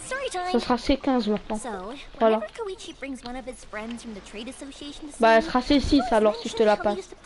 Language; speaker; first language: French; native; French